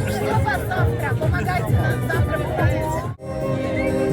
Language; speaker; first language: Russian; non-native, learner; Turkish